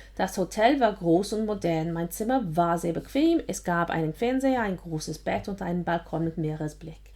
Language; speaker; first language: German; non-native, fluent; English